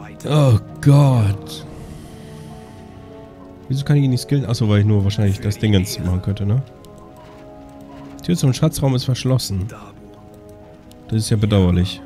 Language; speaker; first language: German; native; German